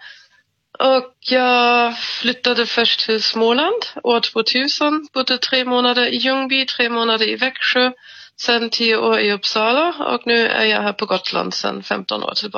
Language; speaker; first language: Swedish; non-native, fluent; German